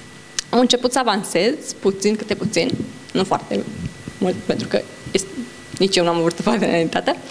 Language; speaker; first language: Romanian; native; Romanian